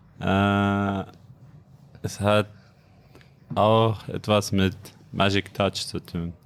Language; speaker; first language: German; non-native, fluent; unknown